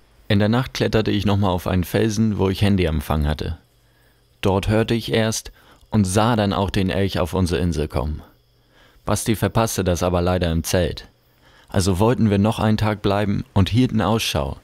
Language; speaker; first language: German; native; German